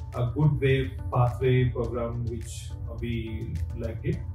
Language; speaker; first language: English; non-native, local second language; Telugu